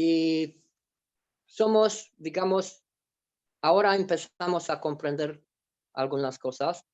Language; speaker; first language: Spanish; non-native, fluent; Romanian